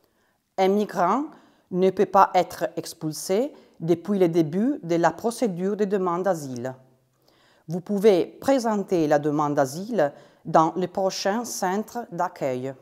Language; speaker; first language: French; non-native, fluent; Italian